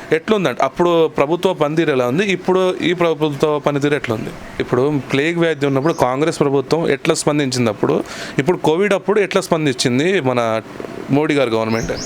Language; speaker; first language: Telugu; native; Telugu